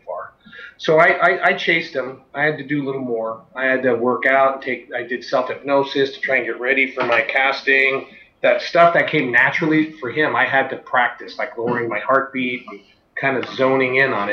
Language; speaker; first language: English; native; English